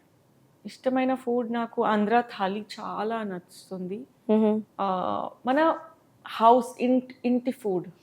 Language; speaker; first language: Telugu; non-native, local second language; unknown